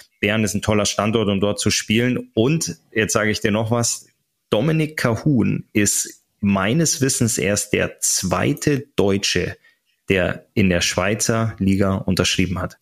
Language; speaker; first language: German; native; German